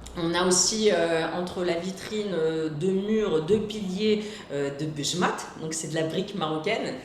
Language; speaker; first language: French; native; French